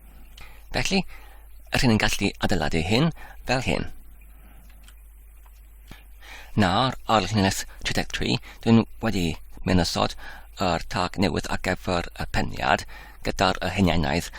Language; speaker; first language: Welsh; non-native, learner; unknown